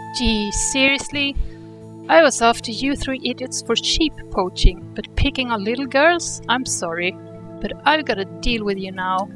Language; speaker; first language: English; non-native, fluent; Swedish